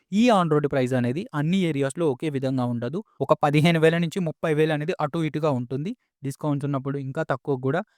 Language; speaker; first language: Telugu; native; Telugu